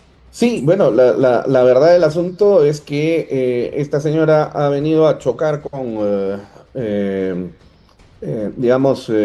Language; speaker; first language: Spanish; native; Spanish